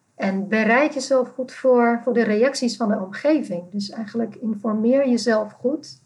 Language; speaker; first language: Dutch; non-native, fluent; Czech